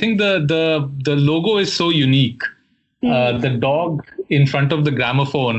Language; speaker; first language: English; non-native, local second language; Hindi